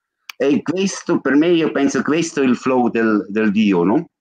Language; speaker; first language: Italian; non-native, learner; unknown